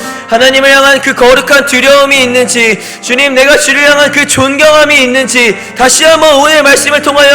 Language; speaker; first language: Korean; native; Korean